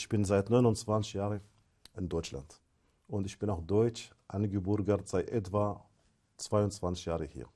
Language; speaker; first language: German; non-native, fluent; Arabic